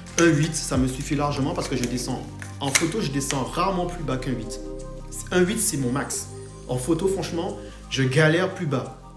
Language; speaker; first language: French; non-native, fluent; English